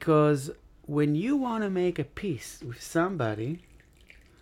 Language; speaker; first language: English; non-native, fluent; Hebrew